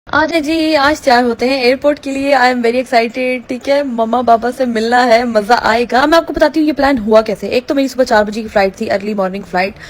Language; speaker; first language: Urdu; native; Urdu